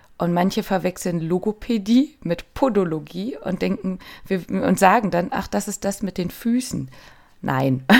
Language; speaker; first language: German; native; German